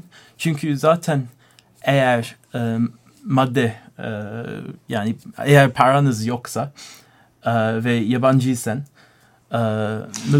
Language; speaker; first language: Turkish; non-native, learner; English